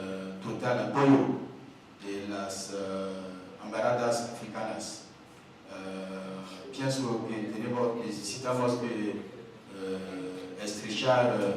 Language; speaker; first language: Spanish; non-native, learner; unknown